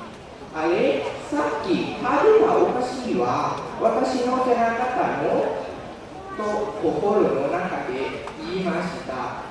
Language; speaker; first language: Japanese; non-native, learner; Lao